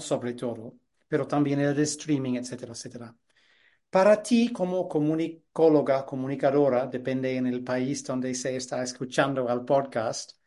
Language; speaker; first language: Spanish; non-native, fluent; English